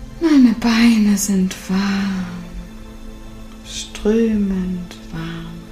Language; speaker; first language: German; native; German